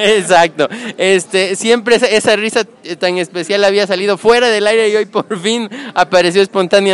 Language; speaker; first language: Spanish; native; Spanish